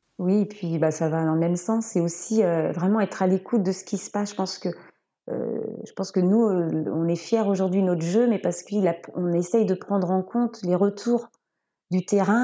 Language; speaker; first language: French; native; French